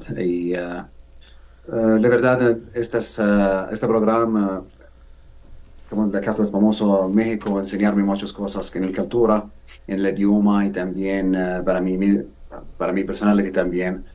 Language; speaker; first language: Spanish; non-native, learner; Arabic